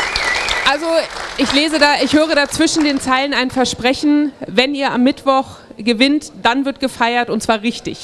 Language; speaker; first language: German; native; German